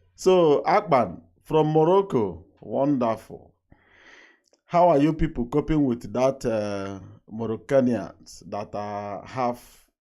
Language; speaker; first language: Nigerian Pidgin; non-native, local second language; Igbo